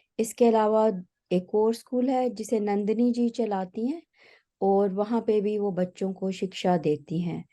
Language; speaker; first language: Hindi; native; Hindi